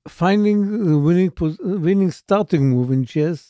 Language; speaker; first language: English; non-native, fluent; Hebrew